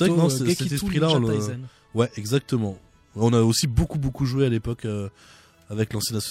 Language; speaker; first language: French; native; French